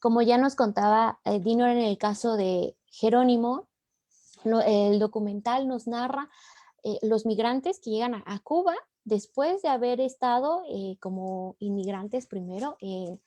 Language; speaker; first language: Spanish; native; Spanish